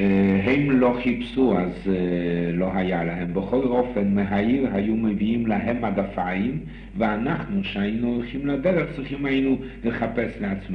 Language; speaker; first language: Hebrew; non-native, fluent; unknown